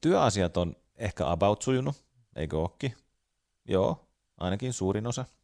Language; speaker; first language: Finnish; native; Finnish